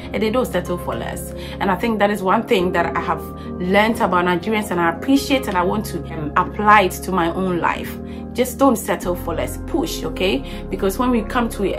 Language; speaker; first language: English; non-native, local second language; Akan